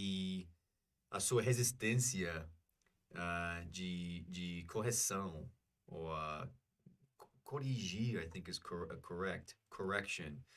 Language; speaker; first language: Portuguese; non-native, fluent; English